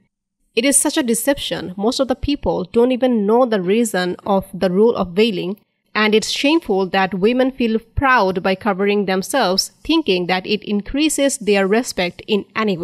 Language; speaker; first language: English; non-native, fluent; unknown